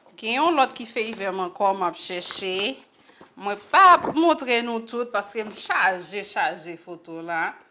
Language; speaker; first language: Haitian Creole; native; Haitian Creole